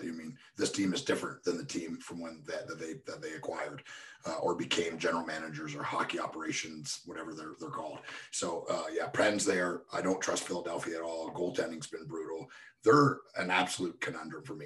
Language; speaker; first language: English; native; English